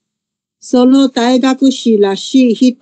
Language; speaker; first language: Japanese; non-native, learner; Chinese